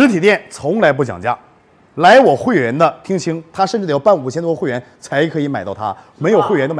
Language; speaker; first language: Chinese; native; Chinese